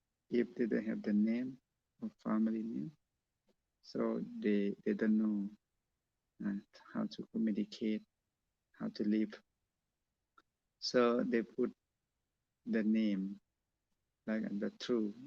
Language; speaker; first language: English; non-native, learner; Thai